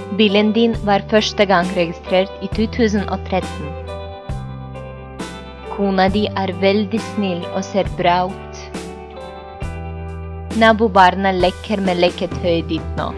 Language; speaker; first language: Norwegian; non-native, fluent; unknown